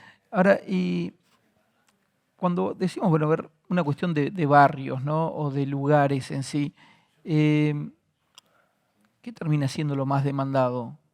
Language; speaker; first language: Spanish; native; Spanish